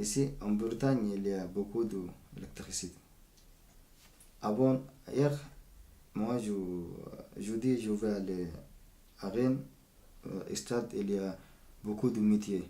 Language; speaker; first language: French; non-native, learner; Arabic